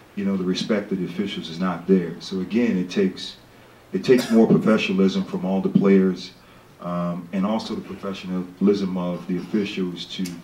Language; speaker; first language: English; native; English